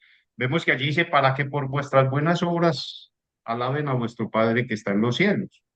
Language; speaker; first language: Spanish; native; Spanish